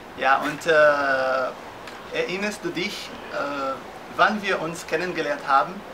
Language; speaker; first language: German; non-native, fluent; Portuguese